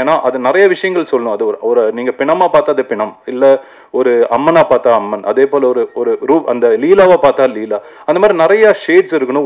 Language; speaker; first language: Tamil; native; Tamil